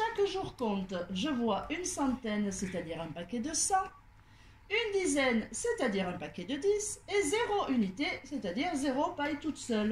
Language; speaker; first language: French; native; French